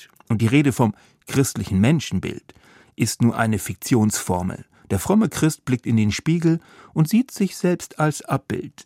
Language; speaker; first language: German; native; German